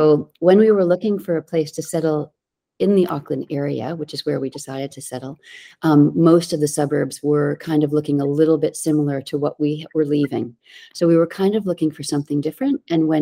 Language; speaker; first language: English; native; English